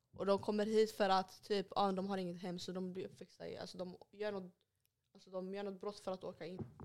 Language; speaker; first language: Swedish; early bilingual, other home language; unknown